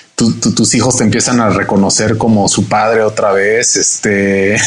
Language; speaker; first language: Spanish; native; Spanish